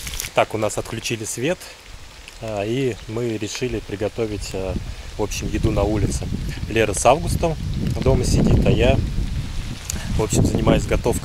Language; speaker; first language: Russian; native; Russian